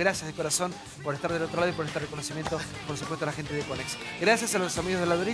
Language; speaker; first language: Spanish; native; Spanish